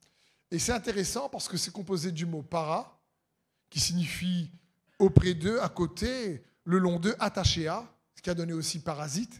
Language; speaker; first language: French; native; French